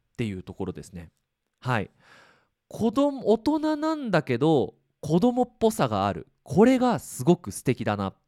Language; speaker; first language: Japanese; native; Japanese